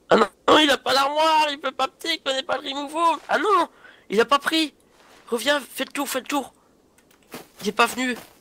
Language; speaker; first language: French; native; French